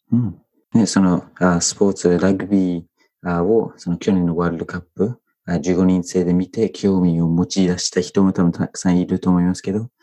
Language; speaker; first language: Japanese; non-native, fluent; English